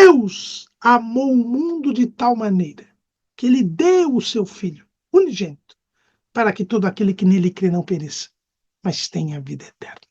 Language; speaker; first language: Portuguese; native; Portuguese